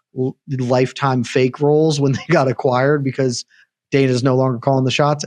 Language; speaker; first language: English; native; English